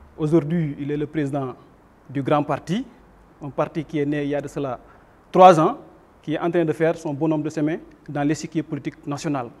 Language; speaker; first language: French; non-native, local second language; Wolof